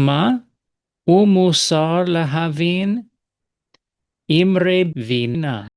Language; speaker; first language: Hebrew; non-native, learner; English